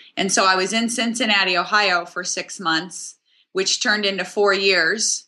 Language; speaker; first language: English; native; English